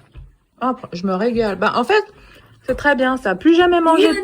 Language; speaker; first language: French; native; French